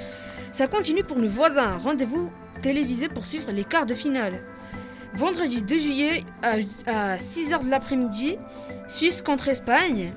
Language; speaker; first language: French; native; French